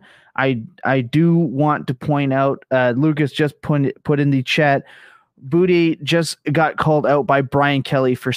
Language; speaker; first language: English; native; English